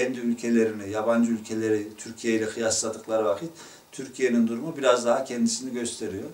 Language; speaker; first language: Turkish; native; Turkish